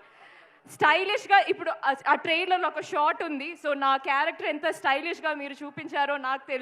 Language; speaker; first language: Telugu; non-native, fluent; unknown